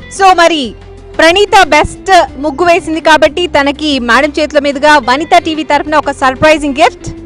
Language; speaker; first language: Telugu; native; Telugu